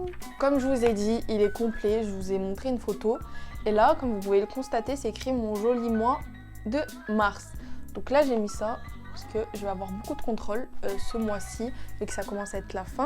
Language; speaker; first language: French; native; French